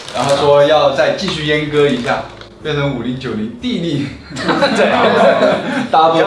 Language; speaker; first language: Chinese; native; Chinese